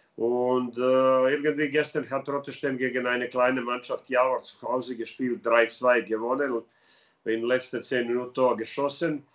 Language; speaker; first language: German; non-native, learner; Serbian